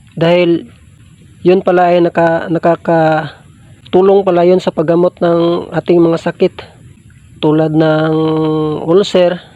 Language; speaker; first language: Filipino; non-native, local second language; Cebuano